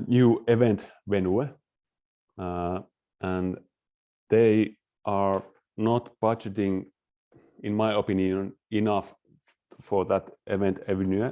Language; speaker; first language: English; non-native, fluent; Finnish